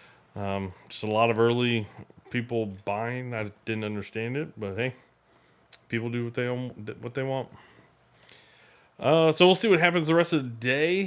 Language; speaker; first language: English; native; English